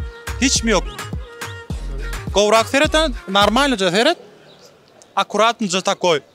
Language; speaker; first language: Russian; non-native, fluent; Turkmen